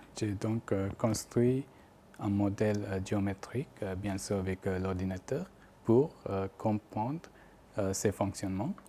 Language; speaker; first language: French; non-native, fluent; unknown